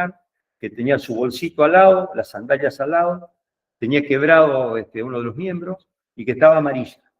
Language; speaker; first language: Spanish; native; Spanish